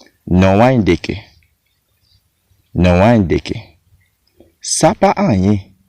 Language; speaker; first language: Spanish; non-native, learner; Haitian Creole